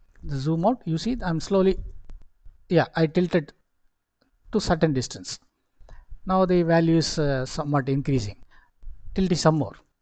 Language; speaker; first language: English; non-native, local second language; Tamil